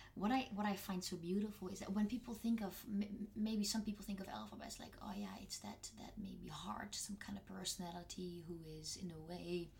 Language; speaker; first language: English; non-native, fluent; Dutch